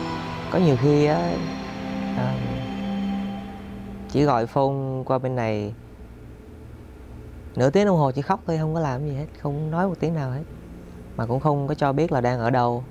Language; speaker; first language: Vietnamese; early bilingual, heritage; Vietnamese